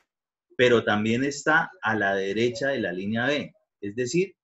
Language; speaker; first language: Spanish; native; Spanish